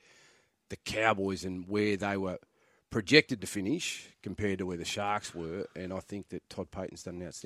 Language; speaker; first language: English; native; English